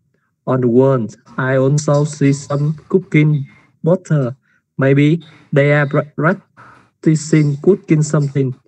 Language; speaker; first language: English; non-native, learner; Vietnamese